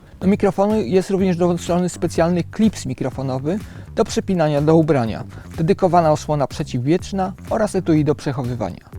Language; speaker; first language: Polish; native; Polish